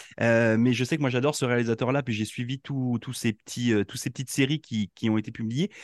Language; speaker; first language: French; native; French